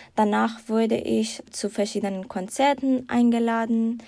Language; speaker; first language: German; non-native, learner; Persian